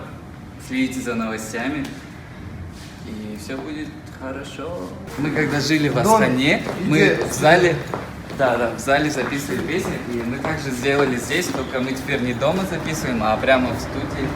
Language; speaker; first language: Russian; non-native, local second language; Kazakh